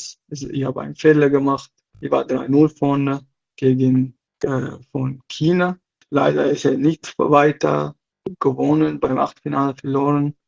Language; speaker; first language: German; non-native, learner; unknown